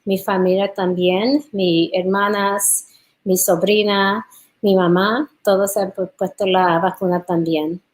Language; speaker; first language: Spanish; early bilingual, heritage; English